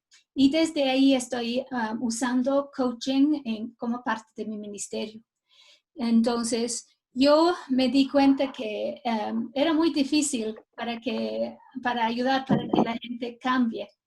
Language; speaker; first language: Spanish; non-native, fluent; English